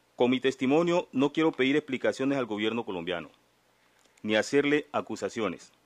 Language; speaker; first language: Spanish; native; Spanish